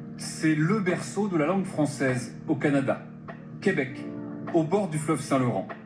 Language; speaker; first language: French; native; French